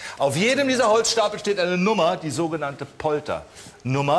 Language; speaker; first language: German; native; German